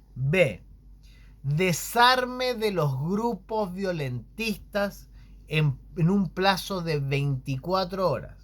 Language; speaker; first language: Spanish; native; Spanish